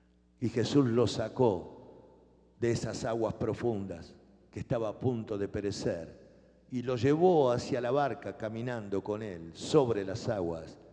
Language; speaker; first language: Spanish; native; Spanish